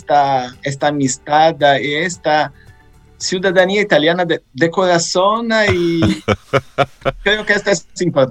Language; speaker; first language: Spanish; non-native, fluent; Italian